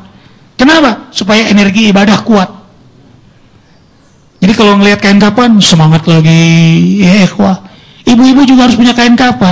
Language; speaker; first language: Indonesian; native; Indonesian